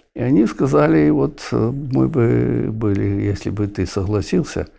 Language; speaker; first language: Russian; non-native, local second language; Ukrainian